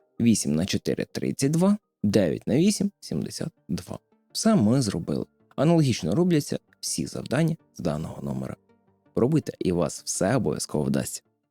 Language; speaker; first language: Ukrainian; native; Ukrainian